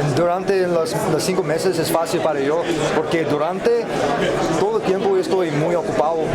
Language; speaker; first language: Spanish; non-native, learner; English